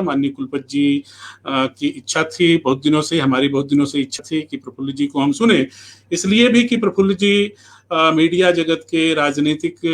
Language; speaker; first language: Hindi; native; Hindi